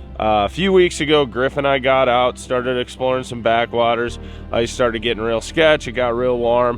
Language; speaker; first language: English; native; English